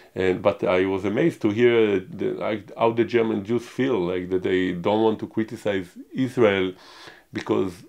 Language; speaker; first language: English; non-native, fluent; Hebrew